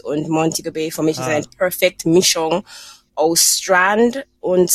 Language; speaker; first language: German; non-native, fluent; English